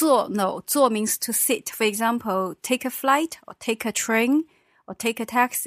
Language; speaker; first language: English; non-native, fluent; Chinese